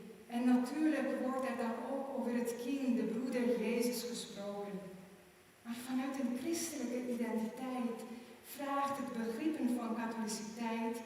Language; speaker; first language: Dutch; non-native, fluent; German